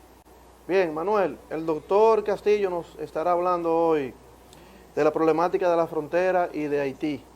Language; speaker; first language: Spanish; native; Spanish